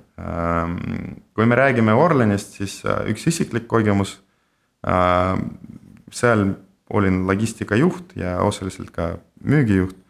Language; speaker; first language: Estonian; non-native, local second language; Russian